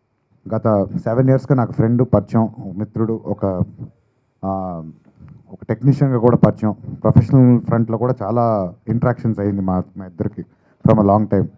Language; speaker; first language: Telugu; native; Telugu